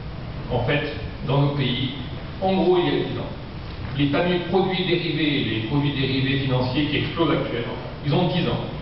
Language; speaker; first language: French; native; French